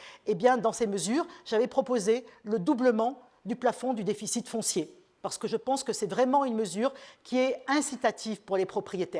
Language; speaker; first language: French; native; French